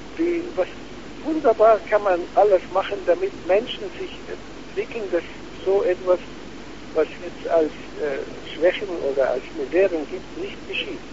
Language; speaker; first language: German; non-native, fluent; Arabic